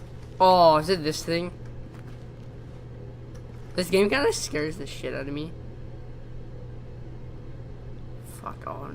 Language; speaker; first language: English; native; English